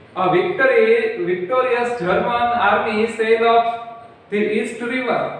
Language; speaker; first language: English; non-native, local second language; Gujarati